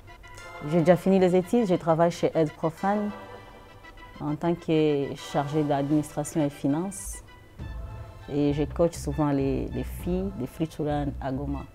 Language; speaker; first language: French; non-native, local second language; Swahili